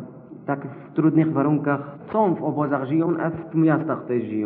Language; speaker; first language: Polish; non-native, local second language; Arabic